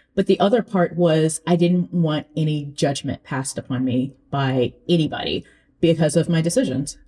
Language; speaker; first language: English; early bilingual, other home language; Akan